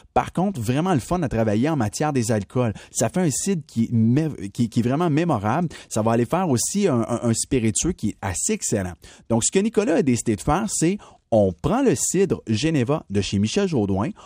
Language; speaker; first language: French; native; French